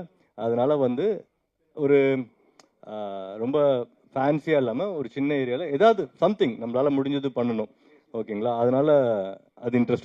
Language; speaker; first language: Tamil; native; Tamil